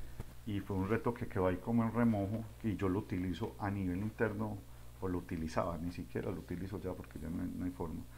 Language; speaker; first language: Spanish; native; Spanish